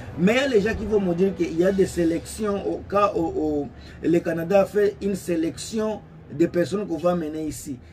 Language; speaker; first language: French; non-native, local second language; Lingala